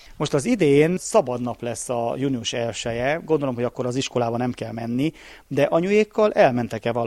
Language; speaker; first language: Hungarian; native; Hungarian